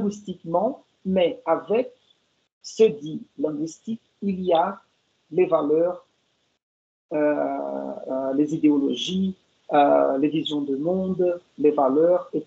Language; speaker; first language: French; non-native, fluent; Portuguese